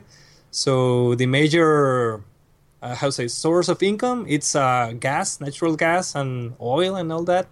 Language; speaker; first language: English; non-native, fluent; Spanish